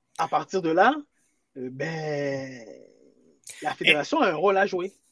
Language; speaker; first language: French; early bilingual, other home language; Haitian Creole